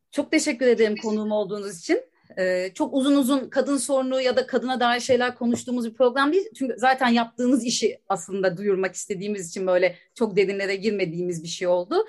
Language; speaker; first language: Turkish; native; Turkish